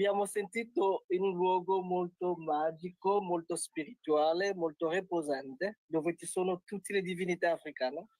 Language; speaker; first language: Italian; non-native, fluent; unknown